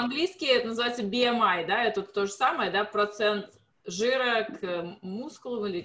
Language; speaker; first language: Russian; native; Russian